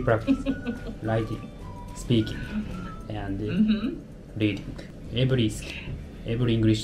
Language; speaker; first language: English; non-native, learner; Japanese